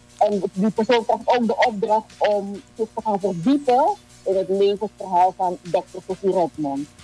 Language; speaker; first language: Dutch; native; Dutch